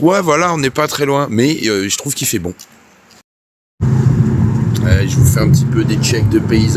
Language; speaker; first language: French; native; French